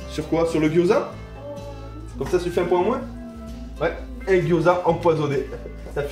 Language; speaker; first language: French; native; French